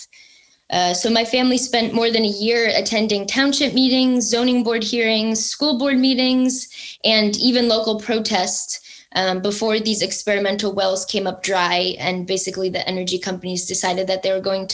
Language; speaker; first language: English; native; English